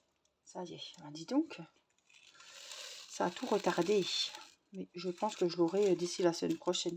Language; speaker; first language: French; native; French